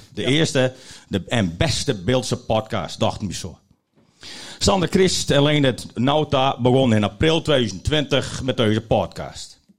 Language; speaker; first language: Dutch; non-native, local second language; Western Frisian